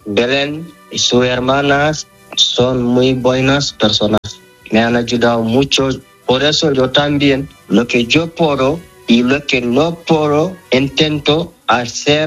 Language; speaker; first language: Spanish; non-native, learner; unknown